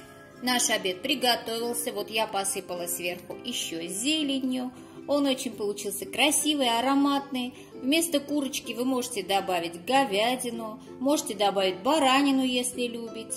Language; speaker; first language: Russian; non-native, fluent; Armenian